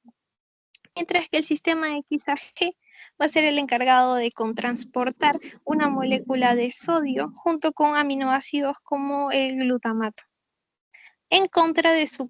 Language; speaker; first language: Spanish; native; Spanish